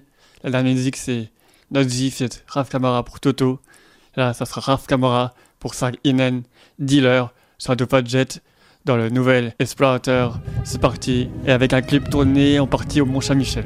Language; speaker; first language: French; native; French